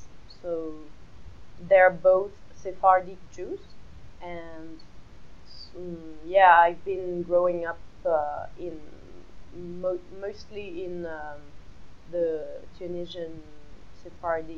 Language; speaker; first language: English; non-native, fluent; French